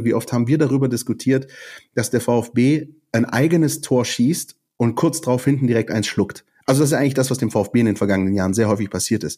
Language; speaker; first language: German; native; German